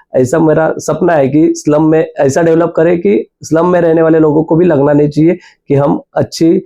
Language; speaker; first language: Hindi; non-native, local second language; Marathi